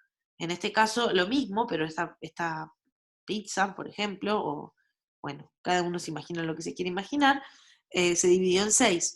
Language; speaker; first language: Spanish; native; Spanish